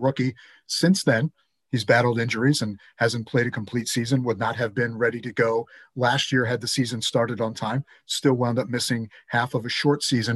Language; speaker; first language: English; native; English